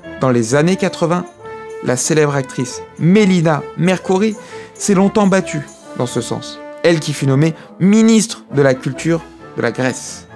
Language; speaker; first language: French; native; French